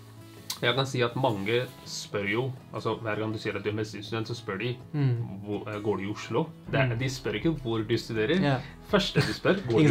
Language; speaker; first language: Norwegian; early bilingual, other home language; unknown